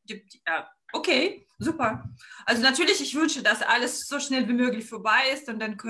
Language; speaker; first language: German; non-native, fluent; Russian